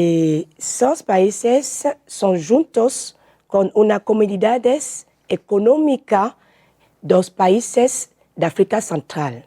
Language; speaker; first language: Portuguese; non-native, learner; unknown